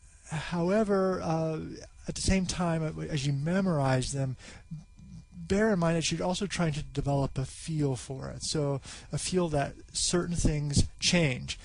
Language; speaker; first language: English; native; English